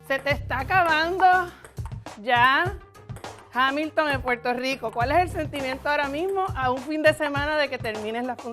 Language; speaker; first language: Spanish; native; Spanish